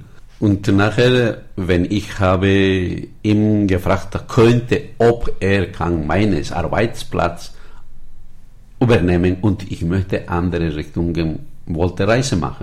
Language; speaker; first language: German; non-native, learner; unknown